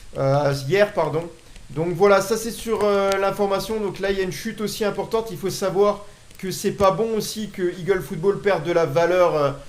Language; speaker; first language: French; native; French